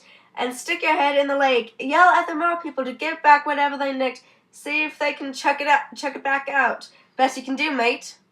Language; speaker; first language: English; native; English